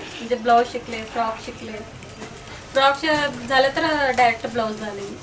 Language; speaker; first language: Marathi; non-native, local second language; Kannada